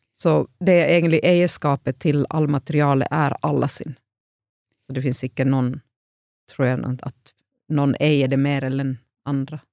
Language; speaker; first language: Norwegian; non-native, fluent; Finnish